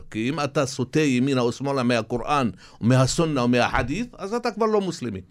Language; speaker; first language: Hebrew; non-native, local second language; Arabic